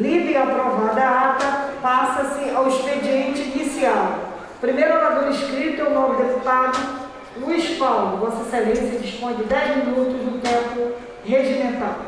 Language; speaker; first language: Portuguese; native; Portuguese